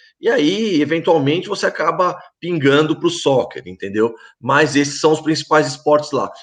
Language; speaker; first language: Portuguese; native; Portuguese